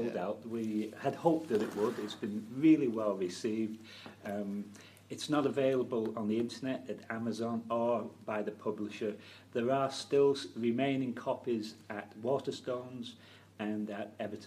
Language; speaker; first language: English; native; English